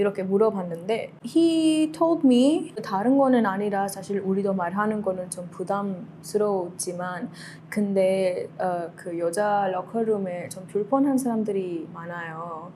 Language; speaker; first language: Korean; non-native, learner; Kannada